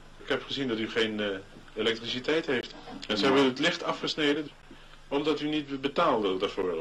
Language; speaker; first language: Dutch; native; Dutch